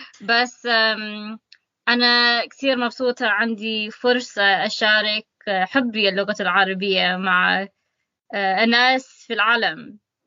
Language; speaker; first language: Arabic; non-native, learner; English